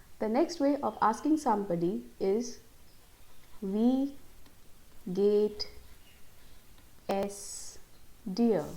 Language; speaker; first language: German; non-native, fluent; Hindi